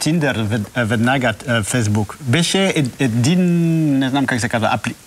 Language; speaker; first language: Bulgarian; non-native, learner; French